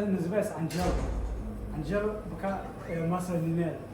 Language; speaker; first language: Russian; non-native, learner; Somali